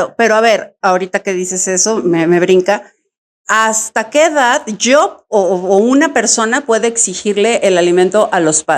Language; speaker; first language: Spanish; native; Spanish